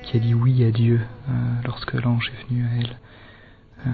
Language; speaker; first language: French; native; French